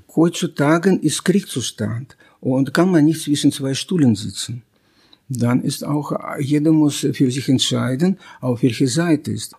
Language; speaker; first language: German; non-native, fluent; Russian